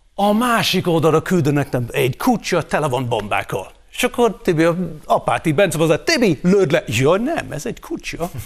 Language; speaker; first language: Hungarian; non-native, fluent; English